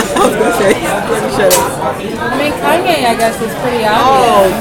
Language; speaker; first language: English; native; English